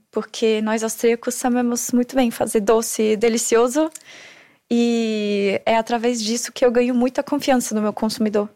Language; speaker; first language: Portuguese; non-native, fluent; German